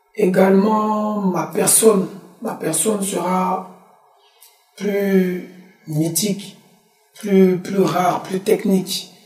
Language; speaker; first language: French; early bilingual, other home language; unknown